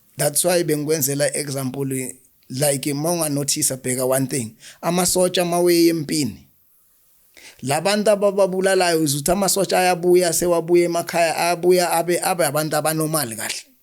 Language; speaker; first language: Zulu; native; Zulu